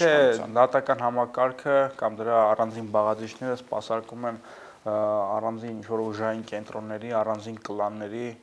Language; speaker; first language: Armenian; native; Armenian